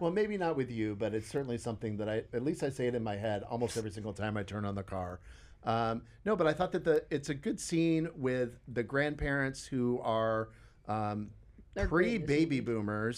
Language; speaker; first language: English; native; English